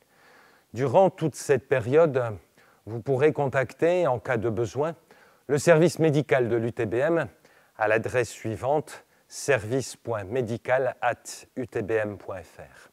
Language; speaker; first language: French; native; French